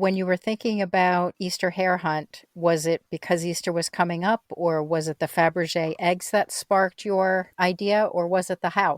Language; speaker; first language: English; native; English